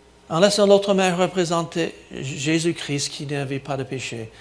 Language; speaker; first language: French; non-native, fluent; English